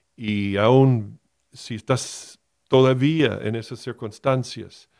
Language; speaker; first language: Spanish; non-native, fluent; English